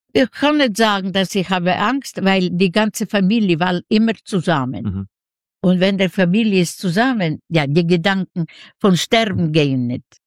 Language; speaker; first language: German; non-native, learner; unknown